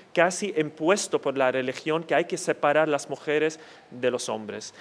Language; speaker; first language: Spanish; non-native, fluent; Arabic